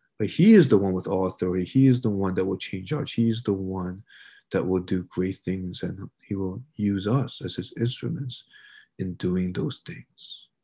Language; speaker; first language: English; early bilingual, other home language; Korean